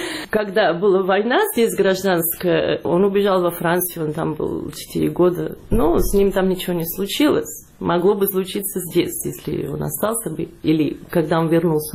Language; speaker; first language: Russian; non-native, fluent; Catalan